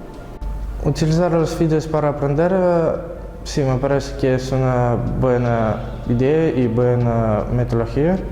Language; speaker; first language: Spanish; non-native, fluent; Russian